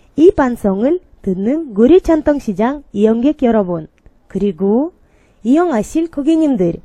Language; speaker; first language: Korean; non-native, fluent; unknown